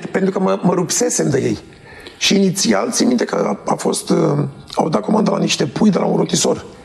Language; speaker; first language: Romanian; early bilingual, heritage; Romanian